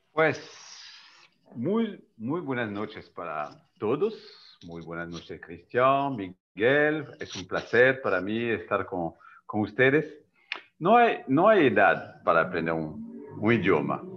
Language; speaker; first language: Spanish; non-native, fluent; French